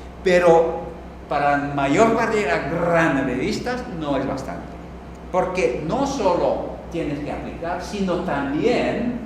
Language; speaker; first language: Spanish; non-native, fluent; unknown